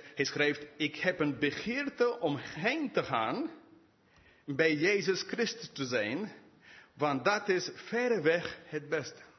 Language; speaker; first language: Dutch; non-native, fluent; English